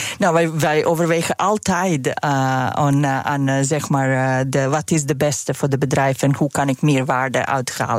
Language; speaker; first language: Dutch; non-native, fluent; Serbian